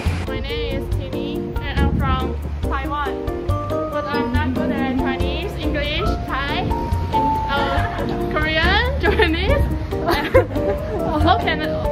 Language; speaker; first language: English; non-native, learner; Chinese